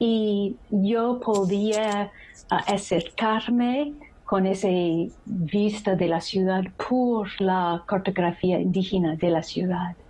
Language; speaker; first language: Spanish; non-native, fluent; English